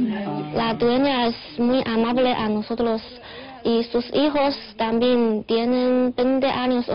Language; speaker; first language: Spanish; non-native, learner; Chinese